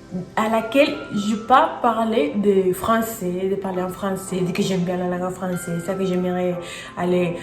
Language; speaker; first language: French; non-native, fluent; Spanish